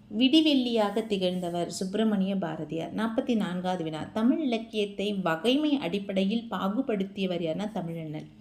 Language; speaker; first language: Tamil; native; Tamil